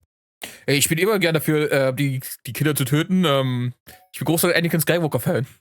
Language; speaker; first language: German; native; German